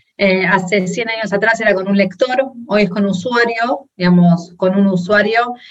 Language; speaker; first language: Spanish; native; Spanish